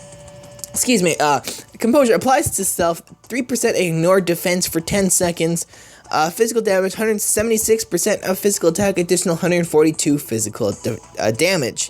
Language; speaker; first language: English; native; English